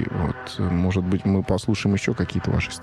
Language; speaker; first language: Russian; native; Russian